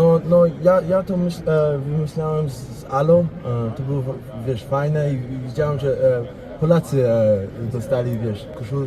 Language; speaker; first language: Polish; early bilingual, heritage; English